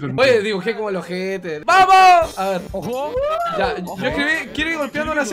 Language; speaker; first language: Spanish; native; Spanish